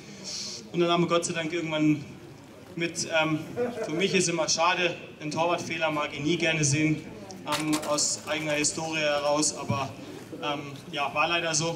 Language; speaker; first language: German; native; German